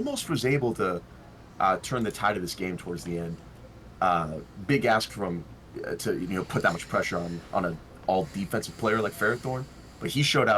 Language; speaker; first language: English; native; English